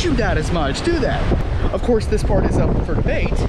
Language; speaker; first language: English; native; English